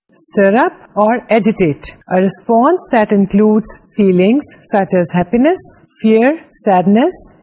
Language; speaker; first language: Urdu; native; Urdu